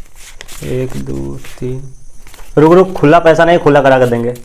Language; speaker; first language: Hindi; native; Hindi